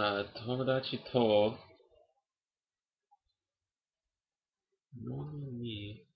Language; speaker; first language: Japanese; non-native, learner; English